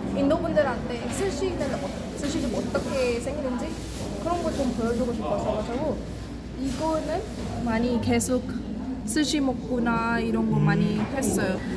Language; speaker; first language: Korean; non-native, learner; Hindi